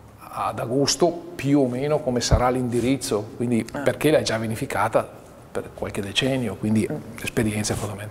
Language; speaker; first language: Italian; native; Italian